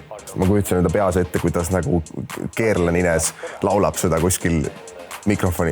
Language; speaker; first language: Estonian; native; Estonian